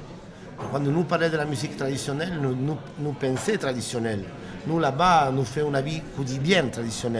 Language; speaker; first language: French; non-native, learner; Italian